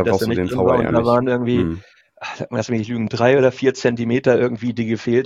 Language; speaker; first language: German; native; German